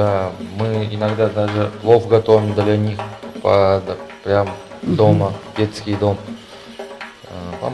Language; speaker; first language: Russian; non-native, learner; Uzbek